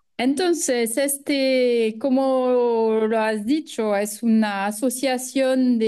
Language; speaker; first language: Spanish; non-native, fluent; French